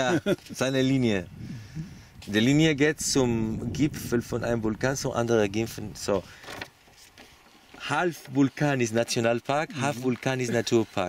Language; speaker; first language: German; non-native, learner; Spanish